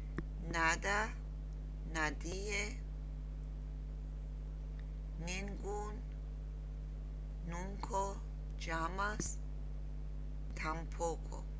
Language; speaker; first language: Spanish; non-native, learner; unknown